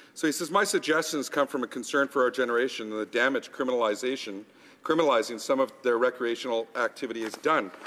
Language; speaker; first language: English; native; English